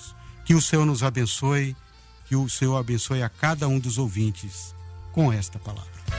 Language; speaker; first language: Portuguese; native; Portuguese